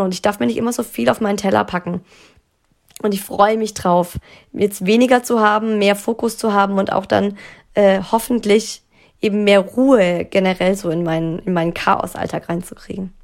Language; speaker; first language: German; native; German